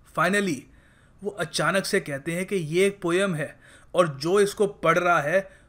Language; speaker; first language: Hindi; native; Hindi